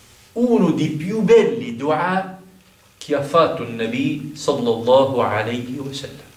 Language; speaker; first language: Italian; non-native, fluent; Arabic